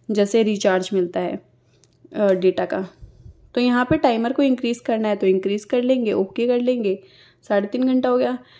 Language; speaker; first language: Hindi; native; Hindi